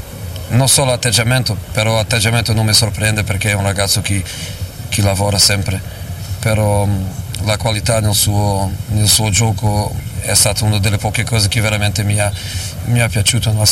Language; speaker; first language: Italian; non-native, fluent; Portuguese